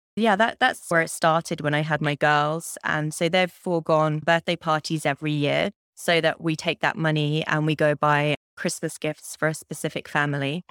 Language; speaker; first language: English; native; English